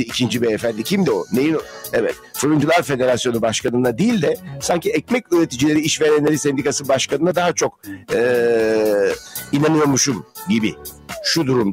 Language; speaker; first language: Turkish; native; Turkish